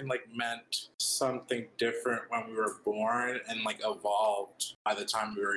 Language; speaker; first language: English; native; English